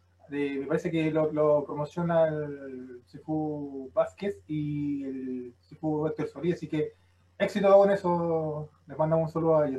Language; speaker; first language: Spanish; native; Spanish